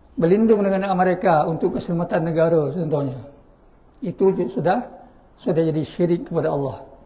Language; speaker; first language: Malay; native; Malay